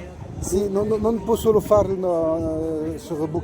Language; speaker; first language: Italian; non-native, learner; French